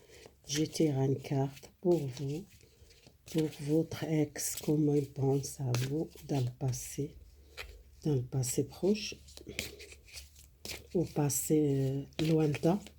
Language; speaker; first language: French; non-native, learner; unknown